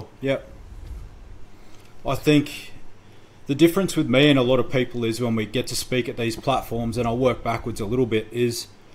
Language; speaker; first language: English; native; English